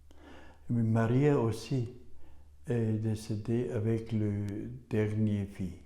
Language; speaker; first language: French; non-native, learner; German